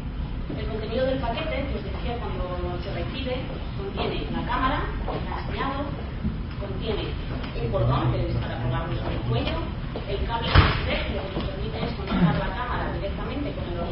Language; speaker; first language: Spanish; native; Spanish